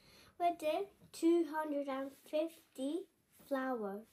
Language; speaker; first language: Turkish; early bilingual, heritage; Turkish